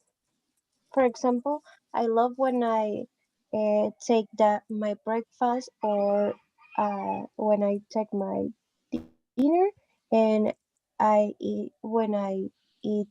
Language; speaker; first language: English; non-native, learner; Spanish